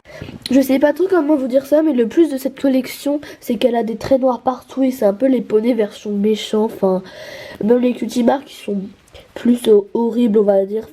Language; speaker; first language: French; native; French